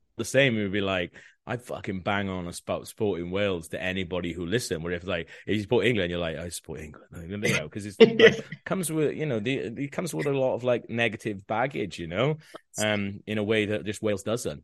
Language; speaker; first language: English; non-native, local second language; Welsh